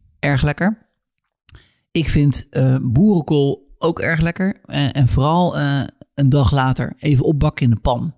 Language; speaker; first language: Dutch; native; Dutch